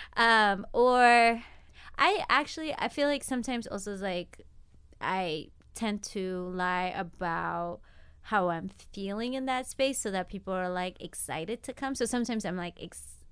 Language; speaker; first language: English; non-native, fluent; Amharic